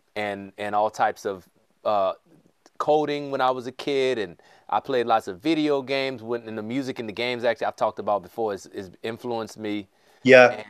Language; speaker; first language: English; native; English